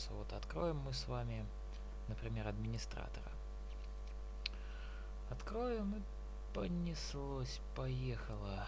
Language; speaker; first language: Russian; native; Russian